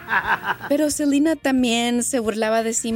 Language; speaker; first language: Spanish; early bilingual, heritage; Spanish